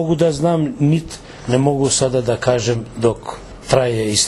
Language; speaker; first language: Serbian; non-native, local second language; Albanian